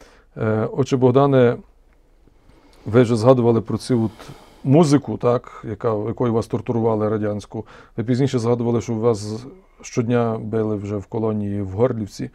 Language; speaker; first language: Ukrainian; native; Ukrainian